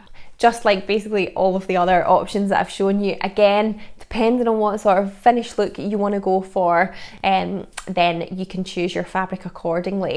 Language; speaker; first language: English; native; English